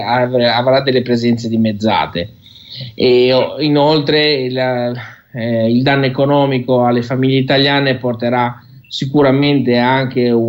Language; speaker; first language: Italian; native; Italian